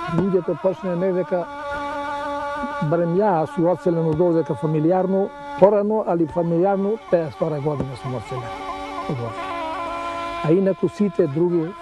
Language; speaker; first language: Macedonian; native; Macedonian